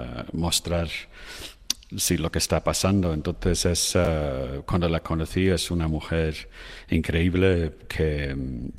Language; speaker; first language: Spanish; non-native, fluent; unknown